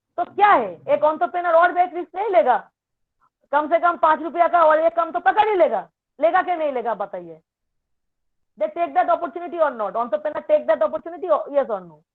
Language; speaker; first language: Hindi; non-native, local second language; Bangla